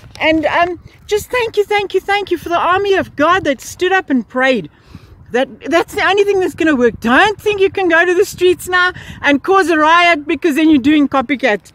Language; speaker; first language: English; early bilingual, other home language; Afrikaans